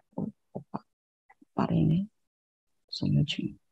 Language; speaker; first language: Portuguese; non-native, fluent; Chinese